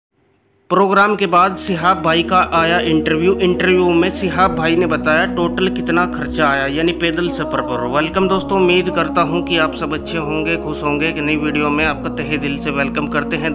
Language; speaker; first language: Hindi; native; Hindi